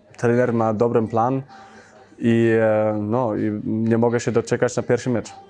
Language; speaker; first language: Polish; early bilingual, heritage; Polish